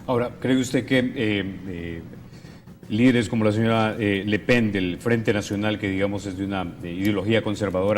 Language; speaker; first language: Spanish; native; Spanish